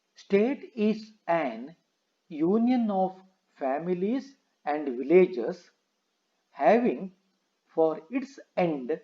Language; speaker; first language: English; non-native, local second language; Kannada